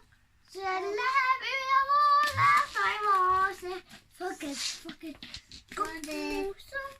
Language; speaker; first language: Finnish; non-native, learner; Estonian